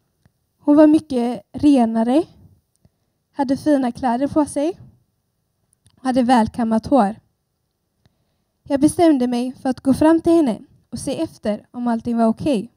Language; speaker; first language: Swedish; early bilingual, other home language; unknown